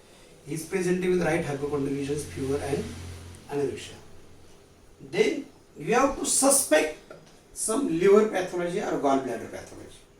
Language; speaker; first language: English; non-native, local second language; Marathi